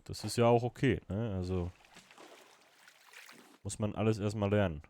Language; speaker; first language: German; native; German